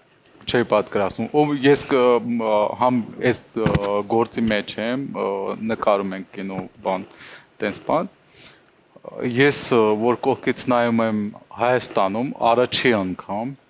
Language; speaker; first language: Armenian; non-native, learner; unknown